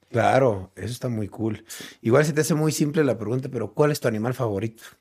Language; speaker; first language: Spanish; native; Spanish